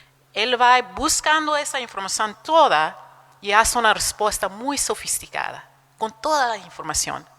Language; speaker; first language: Spanish; non-native, fluent; Portuguese